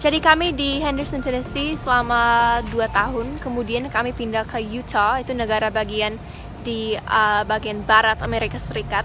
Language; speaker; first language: Indonesian; early bilingual, other home language; English